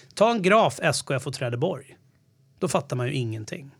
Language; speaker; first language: Swedish; native; Swedish